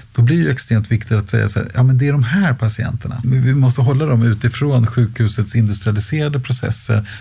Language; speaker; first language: Swedish; native; Swedish